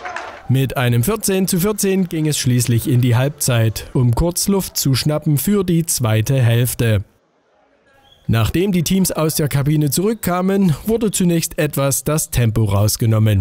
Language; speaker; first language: German; native; German